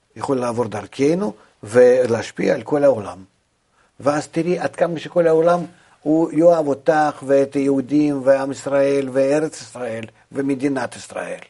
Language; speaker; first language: Hebrew; non-native, fluent; Russian